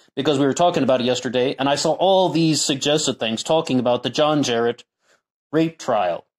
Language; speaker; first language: English; native; English